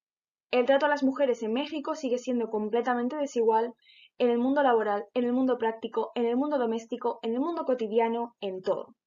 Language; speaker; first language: Spanish; native; Spanish